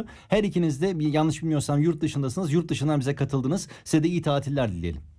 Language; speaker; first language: Turkish; native; Turkish